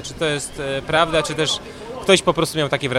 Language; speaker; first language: Polish; native; Polish